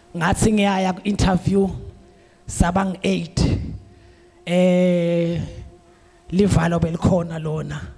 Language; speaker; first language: Zulu; non-native, local second language; Swati